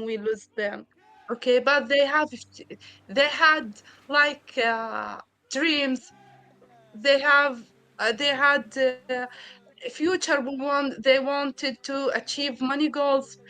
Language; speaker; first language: English; non-native, learner; Arabic